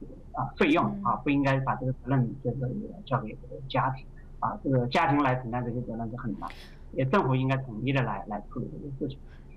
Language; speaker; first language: Chinese; native; Chinese